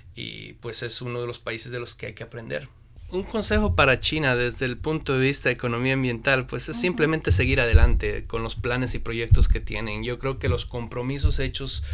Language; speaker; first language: Spanish; native; Spanish